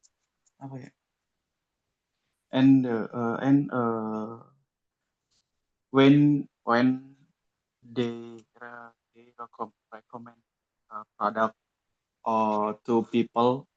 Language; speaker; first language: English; non-native, learner; Indonesian